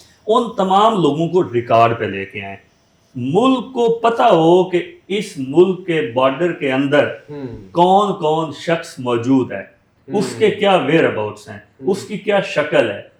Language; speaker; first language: Urdu; native; Urdu